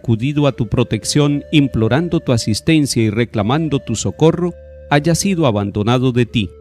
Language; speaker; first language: Spanish; native; Spanish